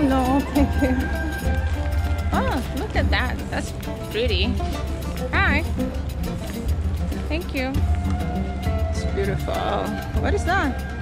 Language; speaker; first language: English; non-native, fluent; Portuguese